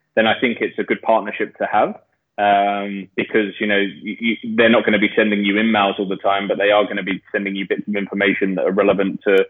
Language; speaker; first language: English; native; English